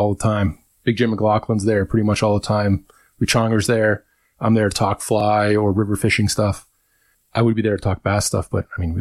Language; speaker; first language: English; native; English